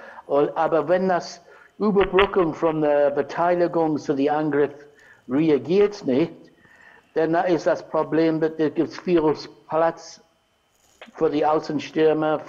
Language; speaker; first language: German; non-native, fluent; English